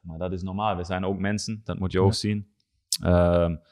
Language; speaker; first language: Dutch; non-native, learner; German